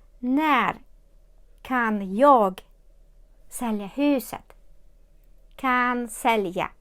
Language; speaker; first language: Swedish; non-native, fluent; Ukrainian